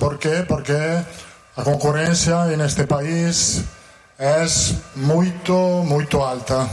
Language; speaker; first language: Portuguese; non-native, fluent; Italian